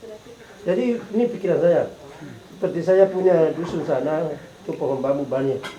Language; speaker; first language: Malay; non-native, local second language; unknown